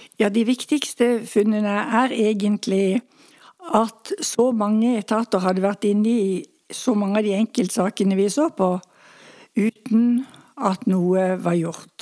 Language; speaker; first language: Norwegian; native; Norwegian